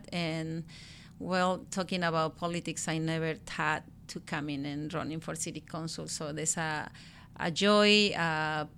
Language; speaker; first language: English; non-native, learner; Spanish